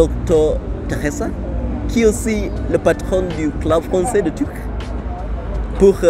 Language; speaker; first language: French; non-native, learner; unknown